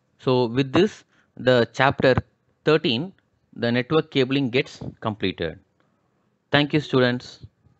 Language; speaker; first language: English; non-native, local second language; Tamil